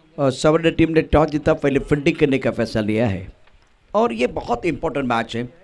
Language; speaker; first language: Hindi; non-native, local second language; Marathi